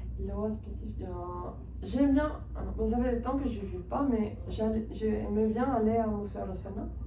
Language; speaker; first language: French; non-native, fluent; Spanish